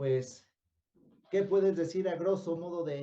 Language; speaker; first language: Spanish; native; Spanish